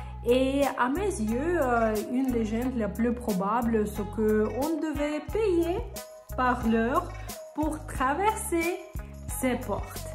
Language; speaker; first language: French; non-native, fluent; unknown